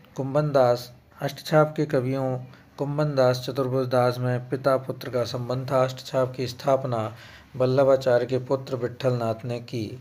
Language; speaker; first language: Hindi; native; Hindi